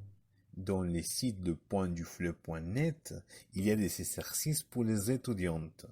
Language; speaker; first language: French; non-native, learner; Spanish